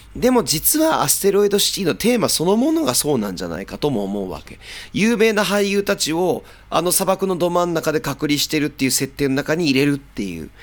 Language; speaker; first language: Japanese; native; Japanese